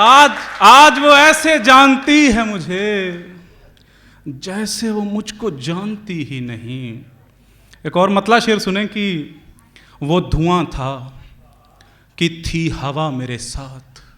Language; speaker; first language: Hindi; native; Hindi